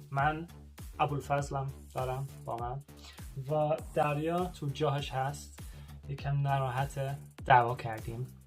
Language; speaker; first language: Persian; early bilingual, heritage; Persian